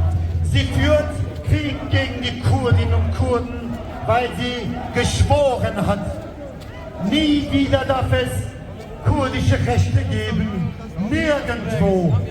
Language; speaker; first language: German; non-native, fluent; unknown